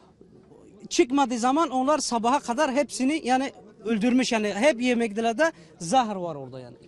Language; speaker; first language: Turkish; non-native, learner; Tajik